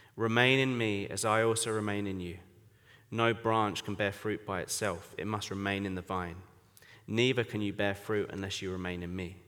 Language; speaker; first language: English; native; English